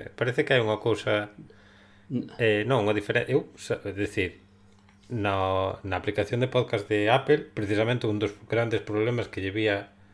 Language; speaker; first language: Galician; non-native, local second language; Spanish